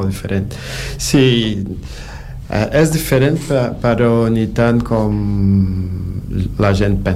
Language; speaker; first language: Catalan; non-native, learner; Portuguese